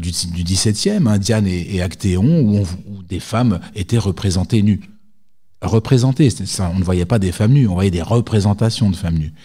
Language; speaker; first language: French; native; French